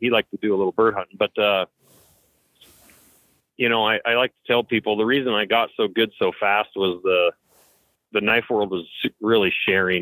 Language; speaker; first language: English; native; English